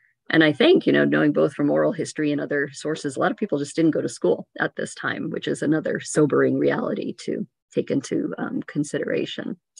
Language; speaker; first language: English; native; English